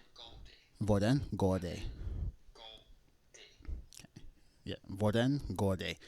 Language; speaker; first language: Danish; non-native, learner; English